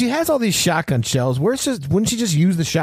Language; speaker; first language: English; native; English